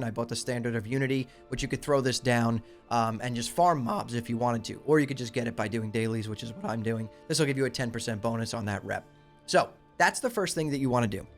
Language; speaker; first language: English; native; English